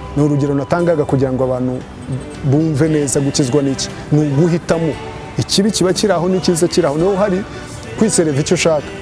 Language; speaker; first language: Kinyarwanda; early bilingual, heritage; Kinyarwanda